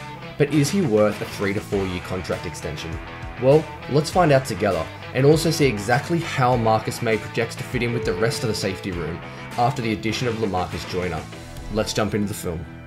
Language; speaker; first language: English; native; English